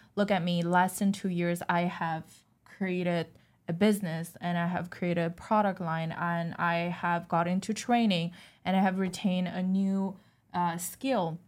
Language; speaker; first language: English; non-native, fluent; Chinese